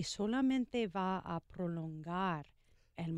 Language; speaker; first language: Spanish; non-native, learner; English